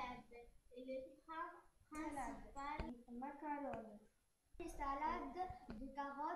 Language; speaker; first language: French; non-native, learner; Arabic